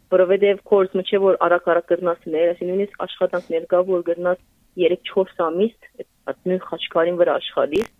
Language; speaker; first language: Armenian; early bilingual, heritage; Armenian